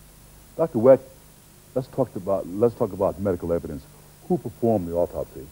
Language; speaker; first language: English; native; English